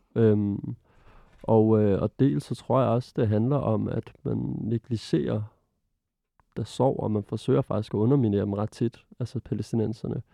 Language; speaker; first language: Danish; early bilingual, other home language; Arabic